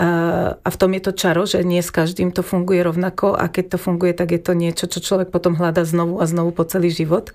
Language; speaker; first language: Slovak; native; Slovak